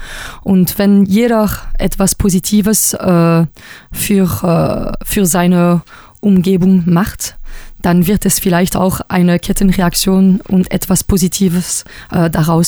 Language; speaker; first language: German; non-native, local second language; French